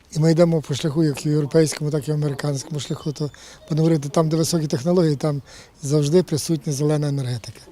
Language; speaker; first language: Ukrainian; native; Ukrainian